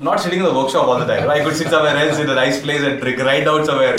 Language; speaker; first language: English; non-native, local second language; Konkani